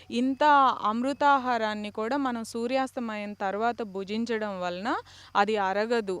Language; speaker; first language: Telugu; native; Telugu